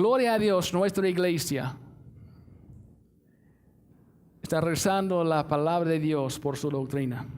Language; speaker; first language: Spanish; non-native, fluent; English